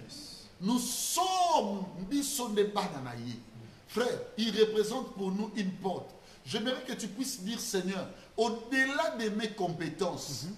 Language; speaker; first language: French; non-native, local second language; Lingala